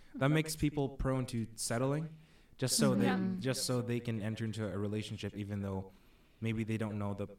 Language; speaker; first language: English; non-native, local second language; Filipino